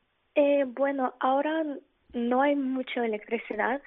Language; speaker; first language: Spanish; non-native, fluent; Ukrainian